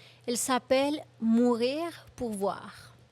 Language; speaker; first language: French; non-native, fluent; Spanish